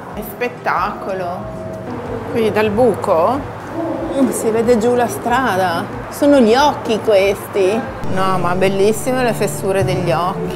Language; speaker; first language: Italian; native; Italian